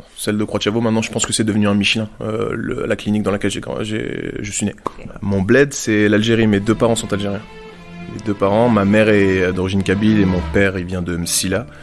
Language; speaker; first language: French; native; French